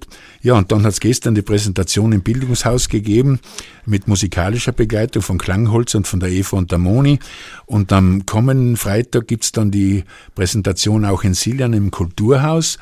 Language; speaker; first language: German; native; German